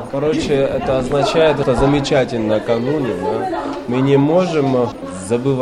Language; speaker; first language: Russian; non-native, fluent; Chinese